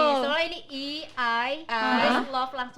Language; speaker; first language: Indonesian; native; Indonesian